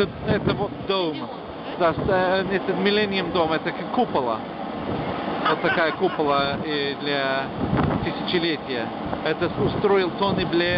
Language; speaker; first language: Russian; non-native, fluent; English